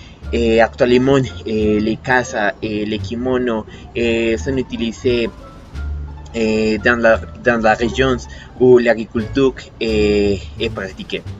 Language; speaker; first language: French; non-native, learner; Spanish